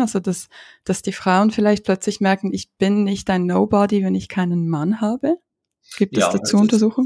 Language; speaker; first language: German; native; German